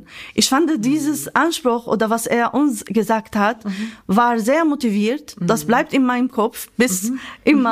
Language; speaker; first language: German; non-native, fluent; Arabic